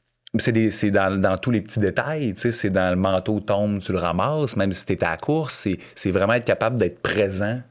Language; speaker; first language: French; native; French